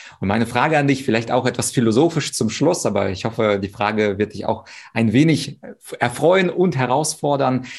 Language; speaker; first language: German; early bilingual, other home language; Russian